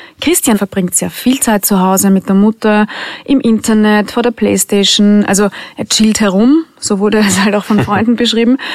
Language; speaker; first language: German; native; German